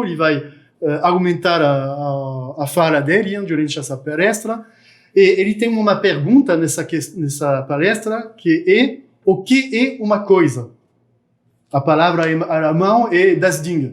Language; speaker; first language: Portuguese; non-native, fluent; French